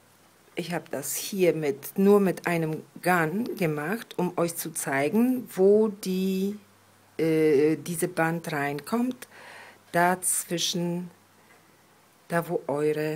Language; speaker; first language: German; non-native, fluent; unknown